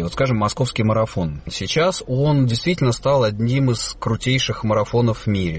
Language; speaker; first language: Russian; native; Russian